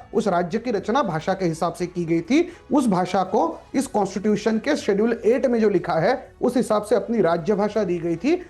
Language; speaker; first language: Hindi; non-native, local second language; Marathi